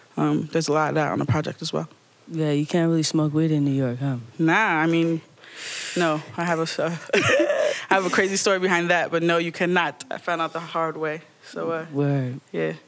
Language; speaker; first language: English; native; English